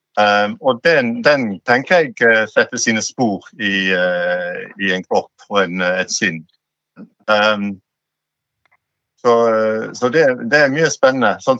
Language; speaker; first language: Norwegian; non-native, fluent; English